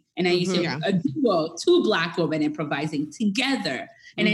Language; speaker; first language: English; non-native, fluent; French